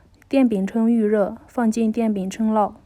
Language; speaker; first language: Chinese; native; Chinese